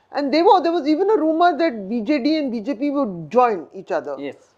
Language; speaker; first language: English; non-native, local second language; Hindi